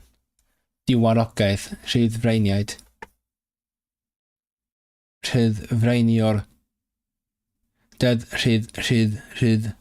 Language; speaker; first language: Welsh; non-native, learner; Cantonese